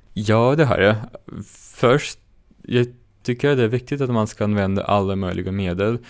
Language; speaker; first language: Swedish; non-native, fluent; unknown